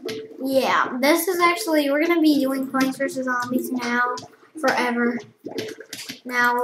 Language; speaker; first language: English; native; English